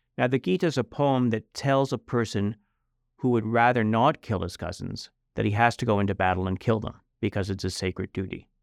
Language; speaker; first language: English; native; English